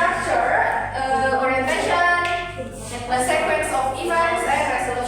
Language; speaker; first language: English; non-native, learner; Indonesian